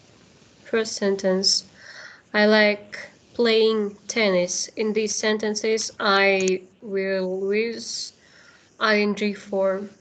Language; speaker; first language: English; non-native, learner; Kazakh